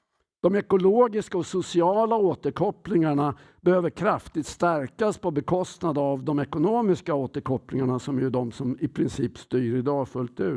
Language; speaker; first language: Swedish; native; Swedish